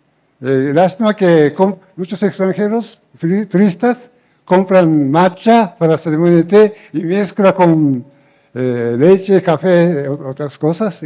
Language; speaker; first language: Spanish; non-native, fluent; Japanese